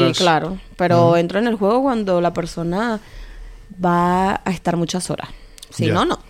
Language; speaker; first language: Spanish; native; Spanish